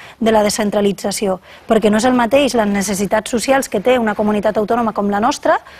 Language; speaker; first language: Catalan; non-native, local second language; Spanish